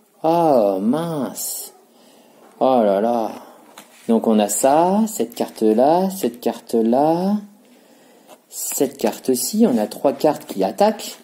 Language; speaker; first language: French; native; French